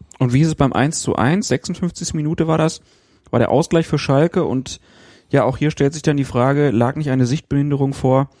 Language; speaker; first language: German; native; German